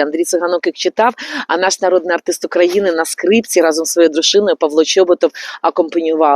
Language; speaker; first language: Ukrainian; native; Ukrainian